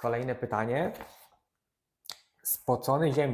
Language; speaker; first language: Polish; native; Polish